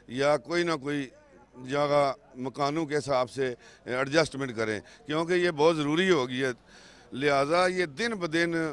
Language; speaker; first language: Urdu; non-native, local second language; Pahari-Potwari